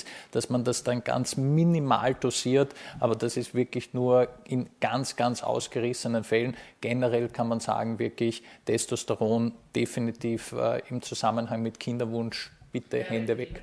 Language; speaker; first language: German; native; German